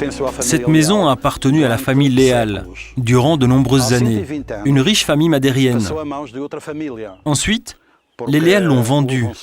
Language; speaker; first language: French; native; French